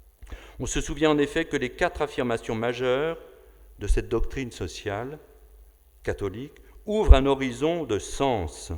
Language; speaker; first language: French; native; French